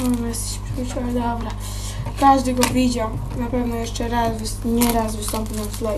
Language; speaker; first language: Polish; native; Polish